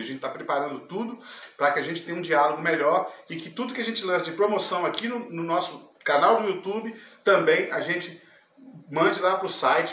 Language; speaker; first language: Portuguese; native; Portuguese